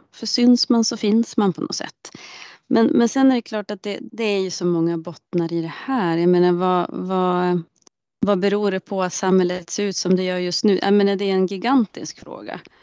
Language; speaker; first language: Swedish; native; Swedish